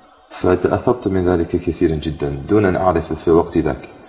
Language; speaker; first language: Arabic; non-native, fluent; English